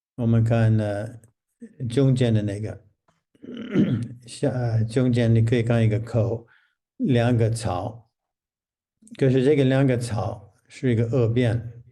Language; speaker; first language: Chinese; non-native, fluent; English